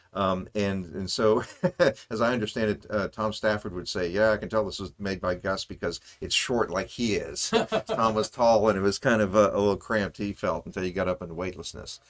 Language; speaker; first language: English; native; English